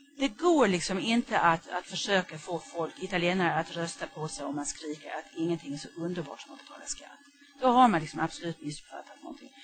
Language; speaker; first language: Swedish; native; Swedish